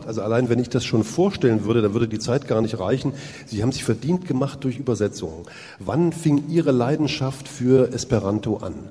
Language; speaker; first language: German; native; German